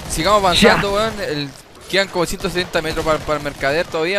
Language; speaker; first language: Spanish; native; Spanish